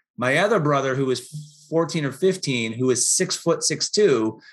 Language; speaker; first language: English; native; English